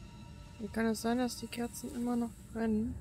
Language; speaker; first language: German; native; German